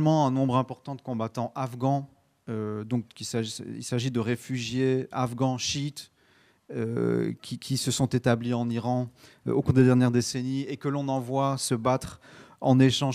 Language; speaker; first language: French; native; French